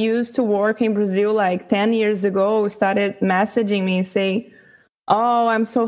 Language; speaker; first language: English; non-native, fluent; Portuguese